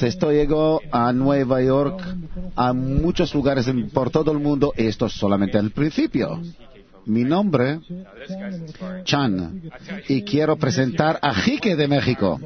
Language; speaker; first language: Spanish; non-native, learner; Hebrew